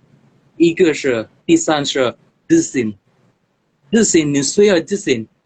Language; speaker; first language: Chinese; non-native, learner; Indonesian